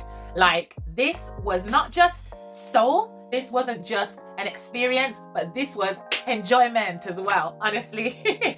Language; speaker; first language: English; native; English